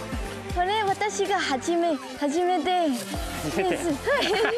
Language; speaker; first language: Japanese; non-native, learner; Cantonese